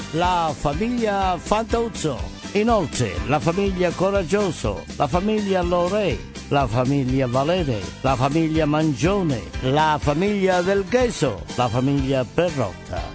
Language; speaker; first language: Italian; native; Italian